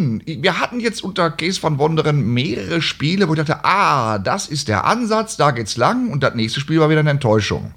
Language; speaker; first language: German; native; German